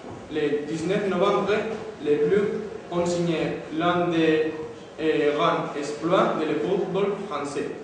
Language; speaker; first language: French; non-native, learner; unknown